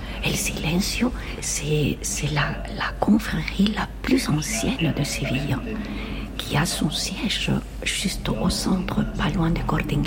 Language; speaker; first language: French; non-native, fluent; Spanish